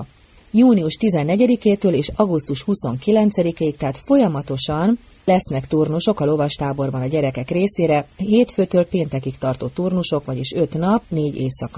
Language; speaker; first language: Hungarian; native; Hungarian